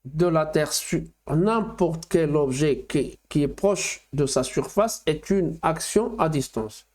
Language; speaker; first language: French; non-native, local second language; Arabic